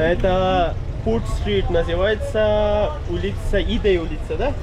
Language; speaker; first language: Russian; non-native, learner; Pashto